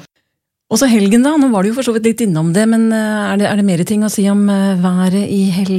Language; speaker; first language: Norwegian; native; Norwegian